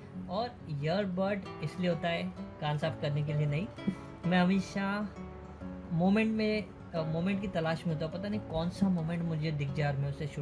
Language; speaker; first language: Hindi; native; Hindi